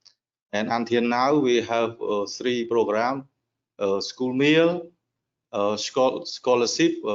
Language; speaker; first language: English; non-native, learner; Khmer